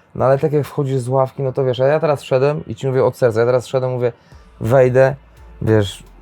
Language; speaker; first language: Polish; native; Polish